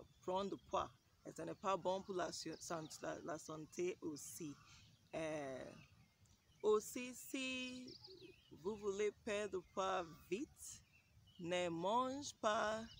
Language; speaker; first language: French; non-native, learner; English